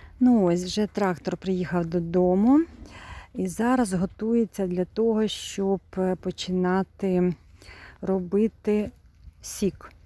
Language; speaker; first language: Ukrainian; native; Ukrainian